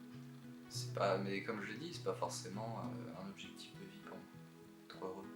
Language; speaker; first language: French; native; French